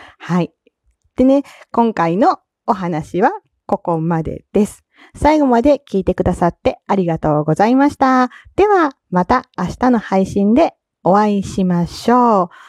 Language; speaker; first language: Japanese; native; Japanese